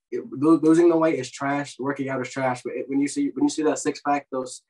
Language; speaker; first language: English; native; English